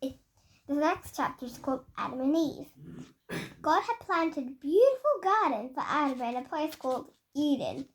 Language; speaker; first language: English; native; English